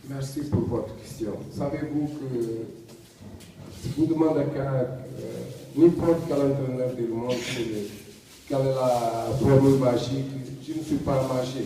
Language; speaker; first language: French; non-native, learner; Portuguese